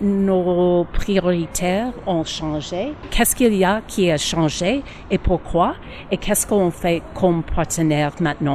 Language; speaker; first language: French; non-native, learner; English